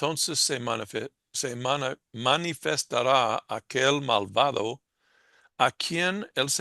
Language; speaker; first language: Spanish; non-native, fluent; English